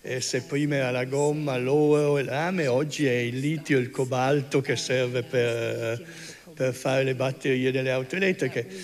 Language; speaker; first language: Italian; native; Italian